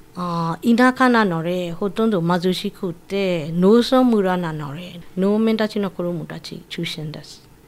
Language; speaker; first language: Japanese; non-native, fluent; Burmese